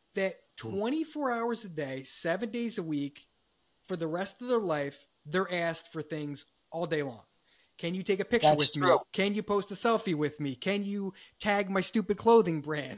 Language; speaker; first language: English; native; English